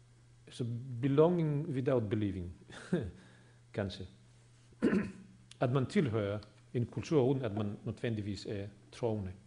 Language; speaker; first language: Swedish; non-native, fluent; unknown